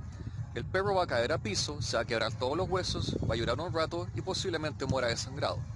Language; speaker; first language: Spanish; native; Spanish